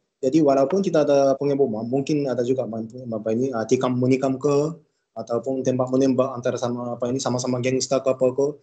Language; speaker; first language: Malay; non-native, fluent; Japanese